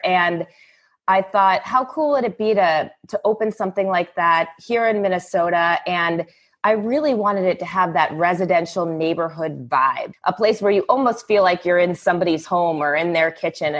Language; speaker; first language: English; native; English